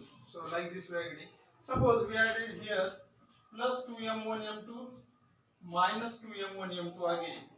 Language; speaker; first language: English; non-native, local second language; Marathi